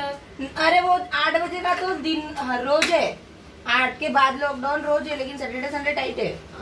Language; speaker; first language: Hindi; native; Hindi